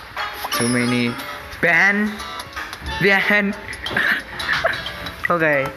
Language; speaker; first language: English; non-native, learner; Indonesian